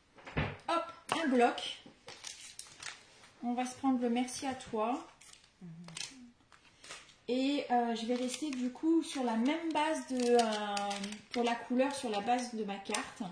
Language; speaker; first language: French; native; French